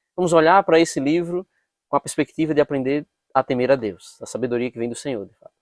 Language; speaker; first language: Portuguese; native; Portuguese